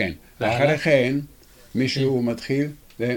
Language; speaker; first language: Hebrew; non-native, fluent; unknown